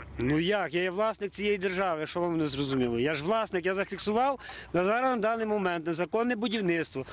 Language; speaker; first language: Ukrainian; native; Ukrainian